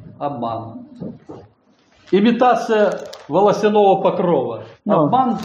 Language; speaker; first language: Polish; non-native, learner; Russian